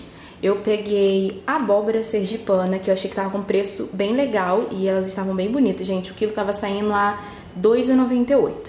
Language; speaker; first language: Portuguese; native; Portuguese